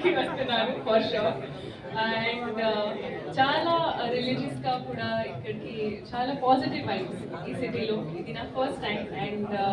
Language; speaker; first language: Telugu; non-native, learner; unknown